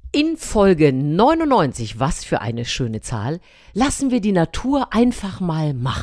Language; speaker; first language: German; native; German